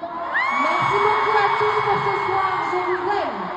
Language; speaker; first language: French; native; French